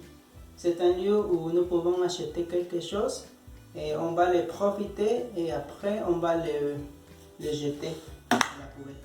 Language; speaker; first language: French; non-native, learner; Spanish